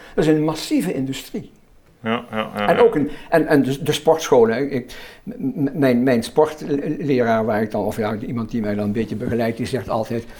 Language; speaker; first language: Dutch; native; Dutch